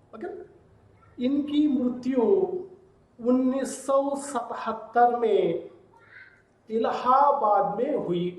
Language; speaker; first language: Hindi; non-native, local second language; Telugu